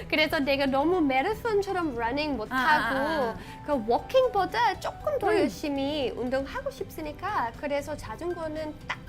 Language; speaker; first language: Korean; non-native, learner; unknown